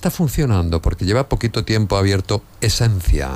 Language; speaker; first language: Spanish; native; Spanish